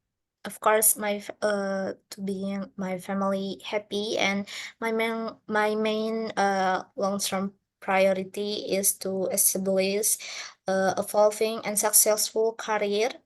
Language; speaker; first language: English; non-native, learner; Indonesian